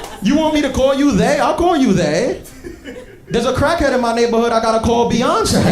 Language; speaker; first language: English; native; English